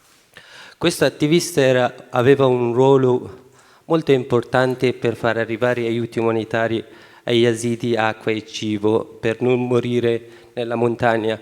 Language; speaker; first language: Italian; non-native, fluent; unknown